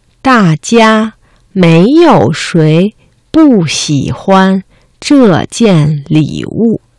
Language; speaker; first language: Chinese; non-native, fluent; Vietnamese